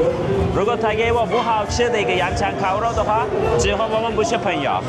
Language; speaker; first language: Chinese; non-native, fluent; Turkish